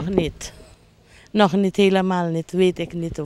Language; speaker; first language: Dutch; non-native, local second language; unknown